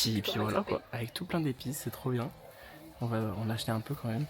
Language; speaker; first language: French; native; French